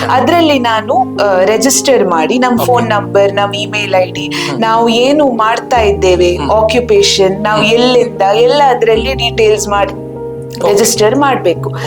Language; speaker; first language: Kannada; non-native, local second language; Tulu